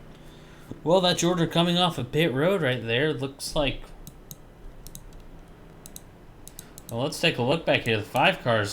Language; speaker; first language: English; native; English